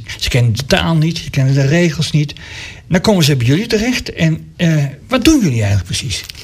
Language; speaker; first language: Dutch; native; Dutch